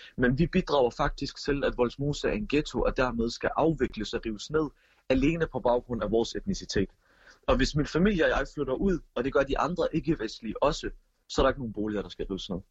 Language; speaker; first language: Danish; early bilingual, other home language; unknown